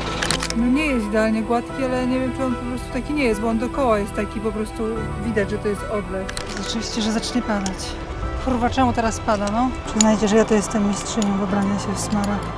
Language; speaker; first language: Polish; native; Polish